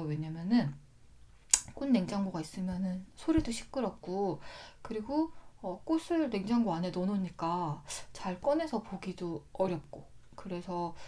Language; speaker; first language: Korean; native; Korean